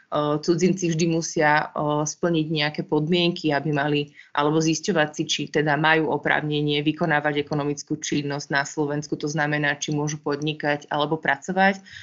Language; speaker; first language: Slovak; native; Slovak